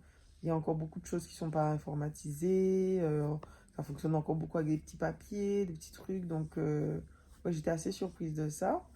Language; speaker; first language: French; native; French